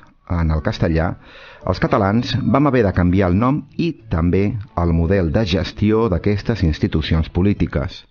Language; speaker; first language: Catalan; native; Catalan